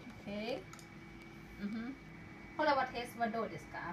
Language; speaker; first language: Japanese; non-native, learner; Thai